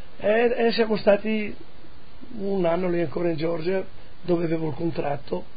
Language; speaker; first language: Italian; non-native, local second language; Friulian